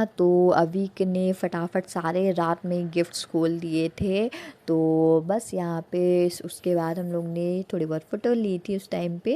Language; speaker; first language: Hindi; native; Hindi